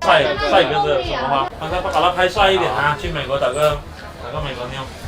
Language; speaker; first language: Chinese; native; Chinese